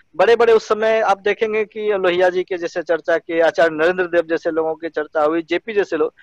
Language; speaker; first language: Hindi; native; Hindi